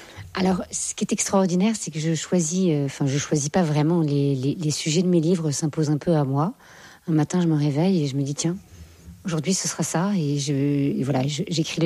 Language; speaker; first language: French; native; French